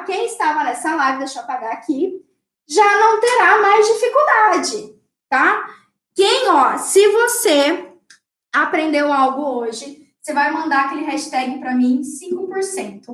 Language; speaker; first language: Portuguese; native; Portuguese